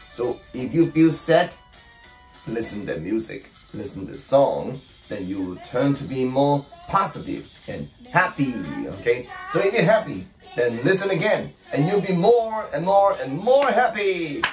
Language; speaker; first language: English; non-native, local second language; Cantonese